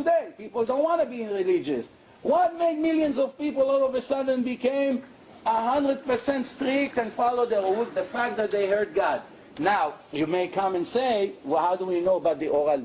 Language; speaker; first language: English; non-native, fluent; Hebrew